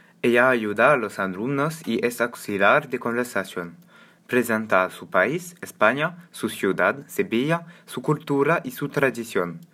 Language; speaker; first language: Spanish; non-native, learner; French